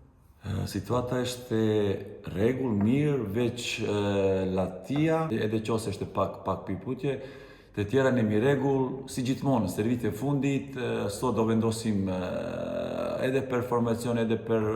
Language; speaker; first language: Albanian; non-native, fluent; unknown